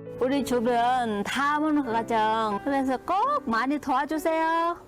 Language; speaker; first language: Korean; non-native, learner; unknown